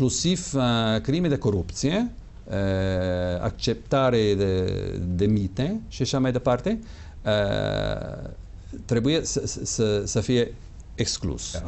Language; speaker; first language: Romanian; non-native, fluent; English